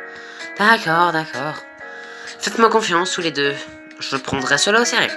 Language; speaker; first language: French; native; French